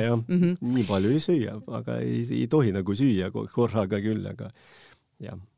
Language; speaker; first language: Estonian; non-native, local second language; Russian